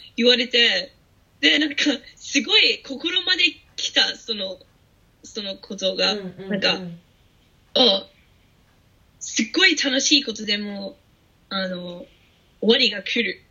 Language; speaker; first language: Japanese; non-native, fluent; English